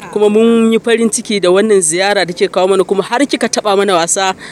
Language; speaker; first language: Hausa; native; Hausa